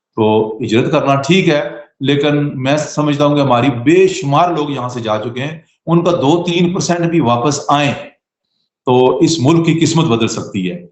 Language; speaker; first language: Urdu; non-native, local second language; Pahari-Potwari